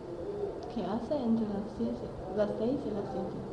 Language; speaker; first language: Spanish; non-native, learner; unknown